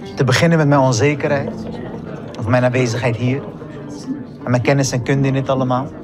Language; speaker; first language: Dutch; early bilingual, other home language; Hebrew